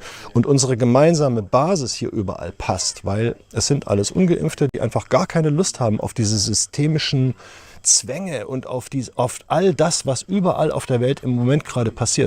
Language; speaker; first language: German; native; German